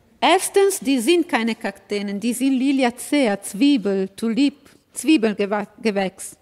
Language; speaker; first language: German; non-native, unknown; Italian